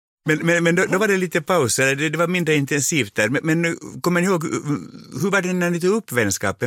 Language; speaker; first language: Swedish; native; Swedish